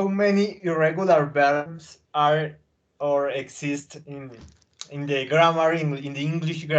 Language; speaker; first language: English; non-native, learner; Spanish